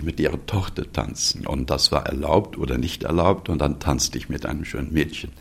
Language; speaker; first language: German; non-native, fluent; English